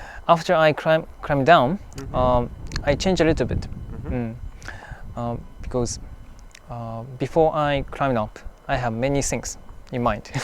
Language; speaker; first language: English; non-native, fluent; Japanese